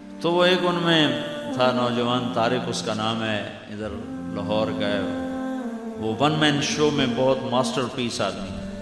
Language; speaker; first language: Urdu; non-native, local second language; Punjabi